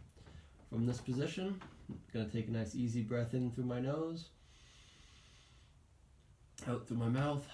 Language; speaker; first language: English; native; English